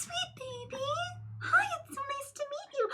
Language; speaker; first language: English; native; English